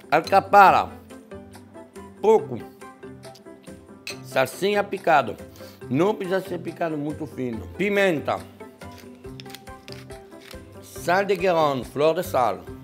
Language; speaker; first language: Portuguese; non-native, fluent; French